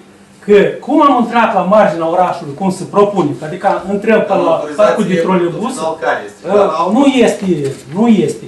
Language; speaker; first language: Romanian; native; Romanian